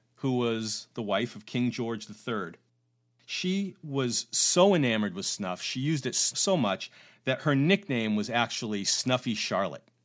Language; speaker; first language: English; native; English